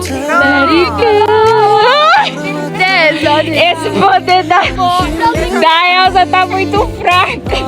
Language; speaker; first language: Portuguese; native; Portuguese